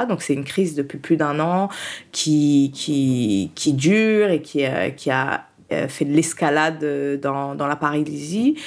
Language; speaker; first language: French; early bilingual, other home language; Haitian Creole